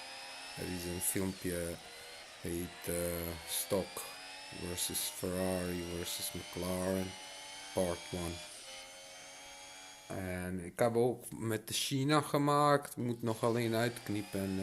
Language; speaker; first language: Dutch; non-native, local second language; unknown